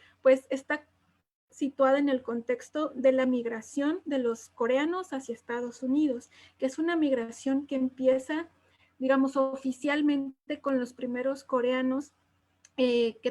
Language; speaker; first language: Spanish; native; Spanish